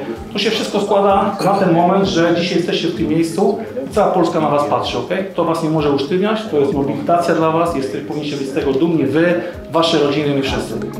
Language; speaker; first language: Polish; native; Polish